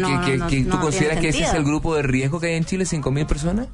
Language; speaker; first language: Spanish; native; Spanish